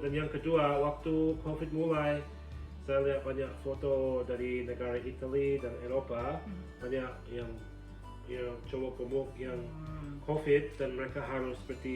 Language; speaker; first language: Indonesian; non-native, fluent; English